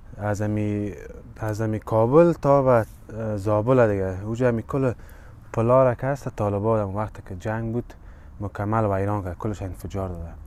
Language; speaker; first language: Persian; native; Persian